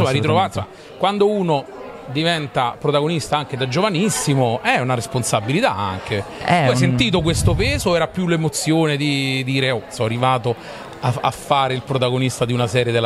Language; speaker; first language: Italian; native; Italian